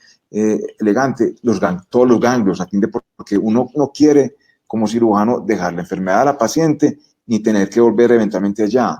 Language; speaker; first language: Spanish; native; Spanish